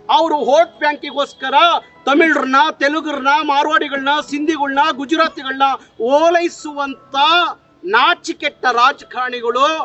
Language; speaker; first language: Kannada; native; Kannada